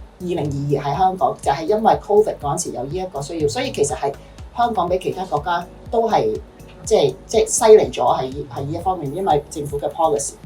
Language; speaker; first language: Cantonese; native; Cantonese